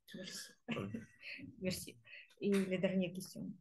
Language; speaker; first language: French; non-native, learner; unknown